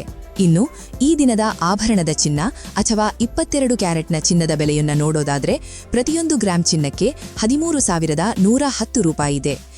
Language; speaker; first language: Kannada; native; Kannada